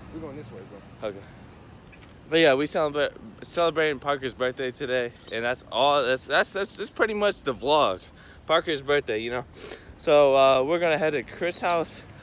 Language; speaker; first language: English; native; English